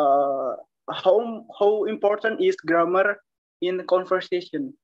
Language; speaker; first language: English; non-native, learner; Indonesian